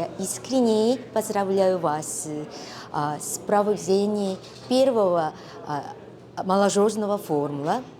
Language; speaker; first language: Russian; non-native, learner; Korean